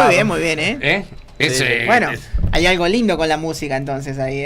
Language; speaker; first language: Spanish; native; Spanish